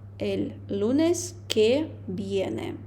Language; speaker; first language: Spanish; non-native, fluent; Ukrainian